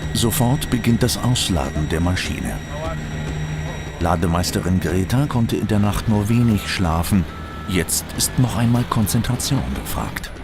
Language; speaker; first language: German; native; German